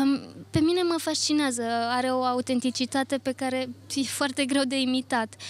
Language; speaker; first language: Romanian; early bilingual, other home language; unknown